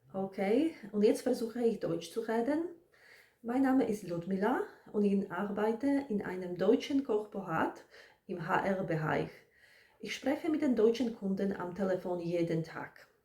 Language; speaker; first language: German; non-native, fluent; Slovak